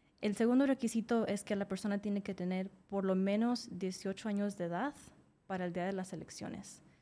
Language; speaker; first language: Spanish; early bilingual, other home language; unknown